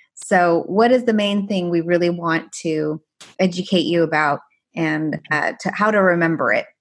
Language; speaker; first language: English; non-native, fluent; Persian